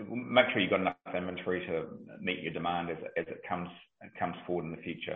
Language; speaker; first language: English; native; English